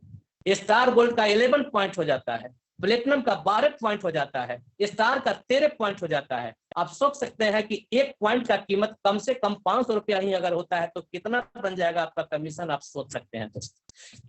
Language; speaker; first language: Hindi; native; Hindi